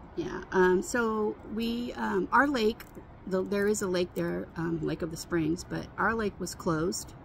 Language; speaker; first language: English; native; English